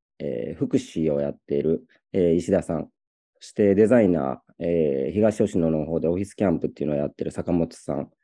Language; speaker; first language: Japanese; native; Japanese